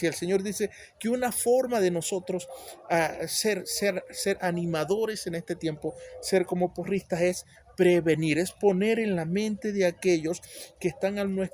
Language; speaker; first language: Spanish; native; Spanish